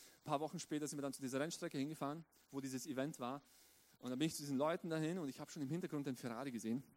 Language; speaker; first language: German; early bilingual, other home language; Romanian